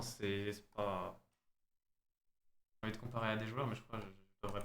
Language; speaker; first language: French; native; French